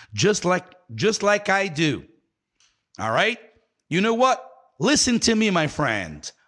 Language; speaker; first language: English; non-native, fluent; Portuguese